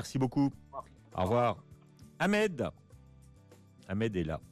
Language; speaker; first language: French; native; French